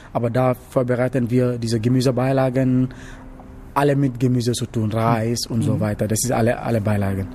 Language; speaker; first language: German; non-native, learner; Wolof